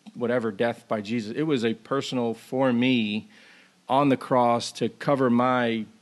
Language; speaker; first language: English; native; English